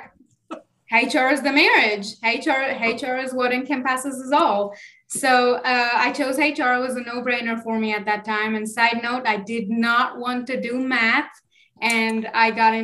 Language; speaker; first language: English; non-native, local second language; Kannada